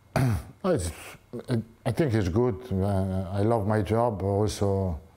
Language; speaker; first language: English; non-native, fluent; Italian